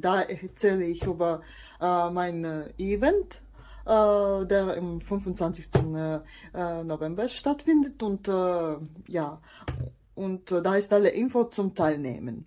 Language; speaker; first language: German; non-native, learner; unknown